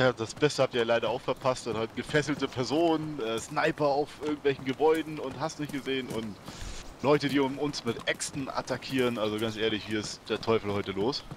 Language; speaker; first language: German; native; German